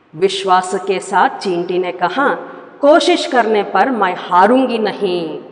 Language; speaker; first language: Hindi; non-native, local second language; Kannada